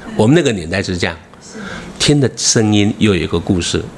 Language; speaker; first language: Chinese; non-native, local second language; Amis